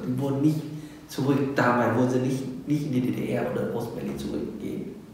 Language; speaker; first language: German; non-native, fluent; Vietnamese